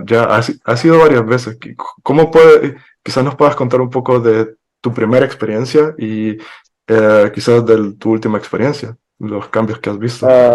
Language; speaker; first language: Spanish; native; Spanish